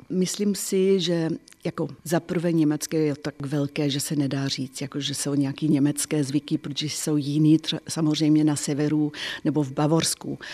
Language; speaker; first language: Czech; non-native, fluent; German